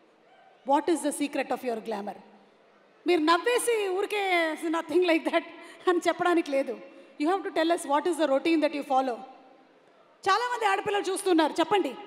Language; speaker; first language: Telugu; native; Telugu